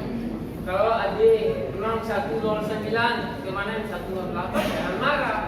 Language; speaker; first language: Indonesian; non-native, learner; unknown